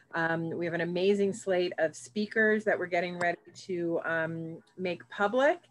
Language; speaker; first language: English; native; English